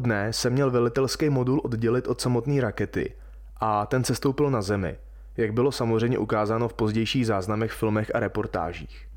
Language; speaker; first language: Czech; native; Czech